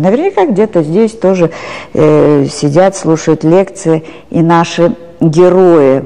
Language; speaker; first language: Russian; native; Russian